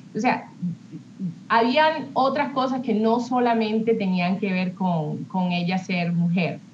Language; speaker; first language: Spanish; early bilingual, heritage; Spanish